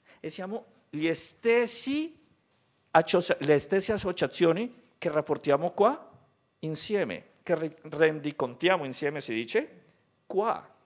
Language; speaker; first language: Italian; non-native, fluent; Spanish